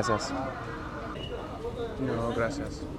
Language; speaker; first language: Spanish; non-native, learner; English